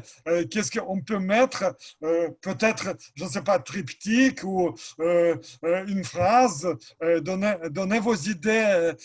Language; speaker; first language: French; non-native, fluent; Lithuanian